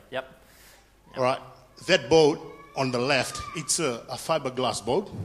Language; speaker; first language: English; non-native, fluent; Fijian